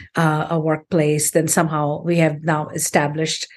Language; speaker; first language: English; non-native, local second language; Hindi